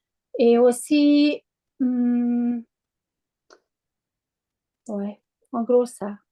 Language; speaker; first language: French; non-native, fluent; Hungarian